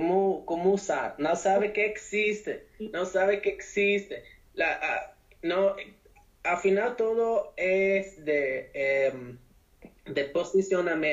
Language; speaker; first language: Portuguese; non-native, learner; Spanish